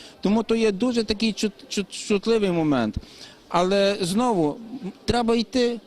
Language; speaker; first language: Ukrainian; native; Ukrainian